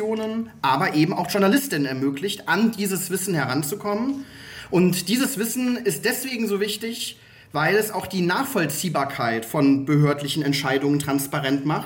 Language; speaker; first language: German; native; German